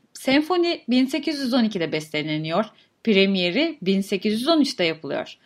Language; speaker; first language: Turkish; native; Turkish